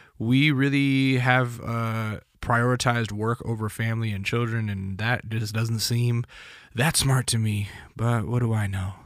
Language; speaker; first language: English; native; English